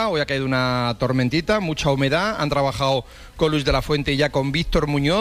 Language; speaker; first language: Spanish; native; Spanish